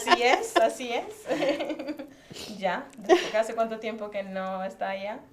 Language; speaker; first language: Spanish; native; Spanish